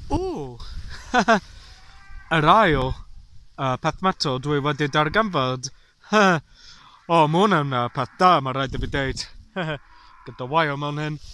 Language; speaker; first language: Welsh; non-native, learner; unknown